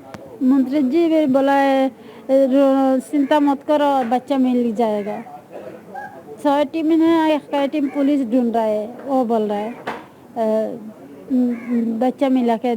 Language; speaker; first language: Hindi; non-native, local second language; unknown